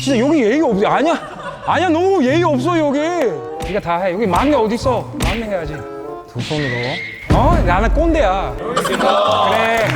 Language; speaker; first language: Korean; non-native, fluent; English